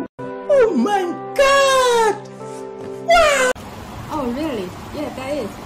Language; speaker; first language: English; non-native, learner; Chinese